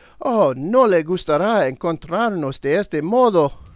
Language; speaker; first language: Spanish; non-native, learner; English